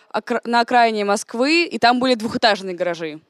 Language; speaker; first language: Russian; native; Russian